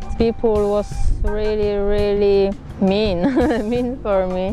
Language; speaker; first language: English; non-native, fluent; Polish